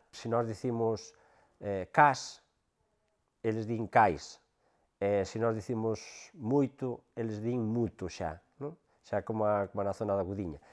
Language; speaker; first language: Galician; native; Galician